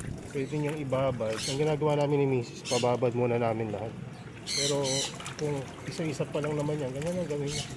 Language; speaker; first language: Filipino; native; Filipino